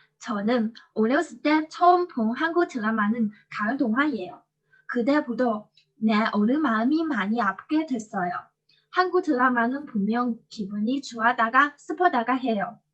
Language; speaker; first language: Korean; non-native, learner; Chinese